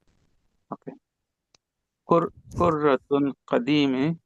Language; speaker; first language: Arabic; non-native, learner; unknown